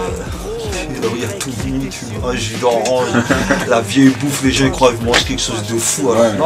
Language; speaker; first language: French; early bilingual, other home language; Arabic